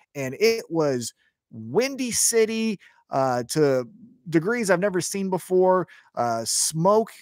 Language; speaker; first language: English; native; English